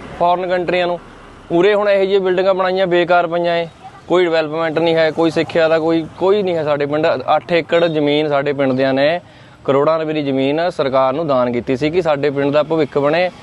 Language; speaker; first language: Punjabi; native; Punjabi